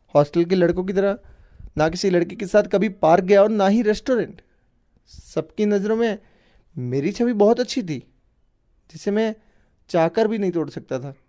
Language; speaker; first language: Hindi; native; Hindi